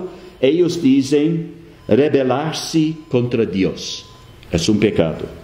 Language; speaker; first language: Spanish; non-native, fluent; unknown